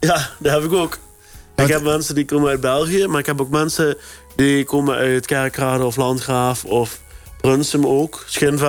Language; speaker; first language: Dutch; native; Dutch